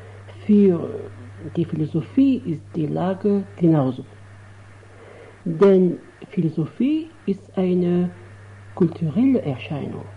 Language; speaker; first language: German; non-native, fluent; Arabic